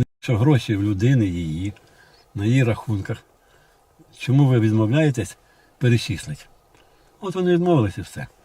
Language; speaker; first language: Ukrainian; non-native, local second language; Russian